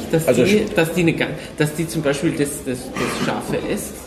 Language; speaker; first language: German; native; German